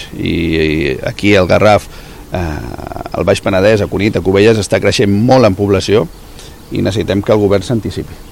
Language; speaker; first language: Catalan; native; Catalan